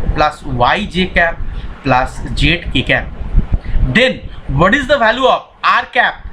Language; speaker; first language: Hindi; non-native, local second language; Bangla